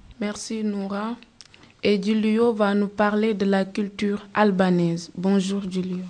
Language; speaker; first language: French; non-native, local second language; Wolof